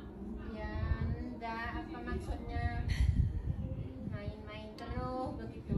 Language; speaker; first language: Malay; non-native, learner; Indonesian